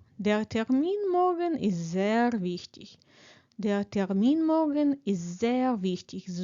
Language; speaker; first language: German; non-native, fluent; Ukrainian